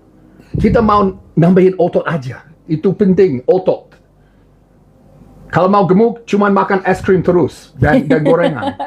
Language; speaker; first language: Indonesian; non-native, learner; English